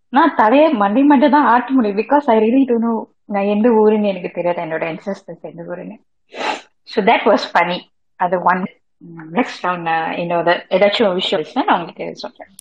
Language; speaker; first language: Tamil; early bilingual, heritage; Tamil